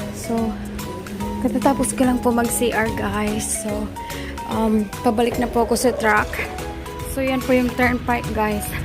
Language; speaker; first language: Filipino; non-native, local second language; Waray